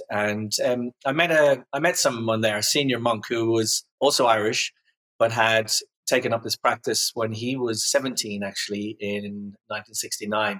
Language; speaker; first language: English; native; English